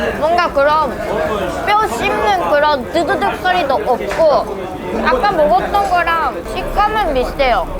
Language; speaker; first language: Korean; non-native, fluent; Japanese